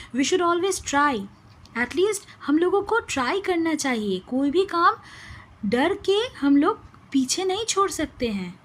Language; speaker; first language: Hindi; non-native, local second language; Bangla